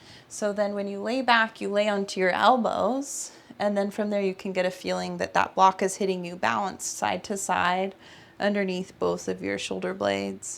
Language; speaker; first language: English; native; English